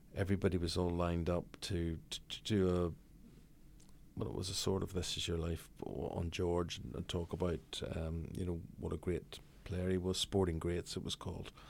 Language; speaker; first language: English; native; English